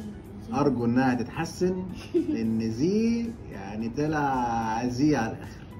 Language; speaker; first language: Arabic; native; Arabic